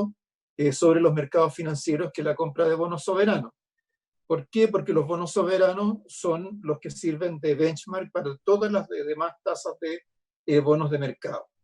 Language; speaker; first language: Spanish; native; Spanish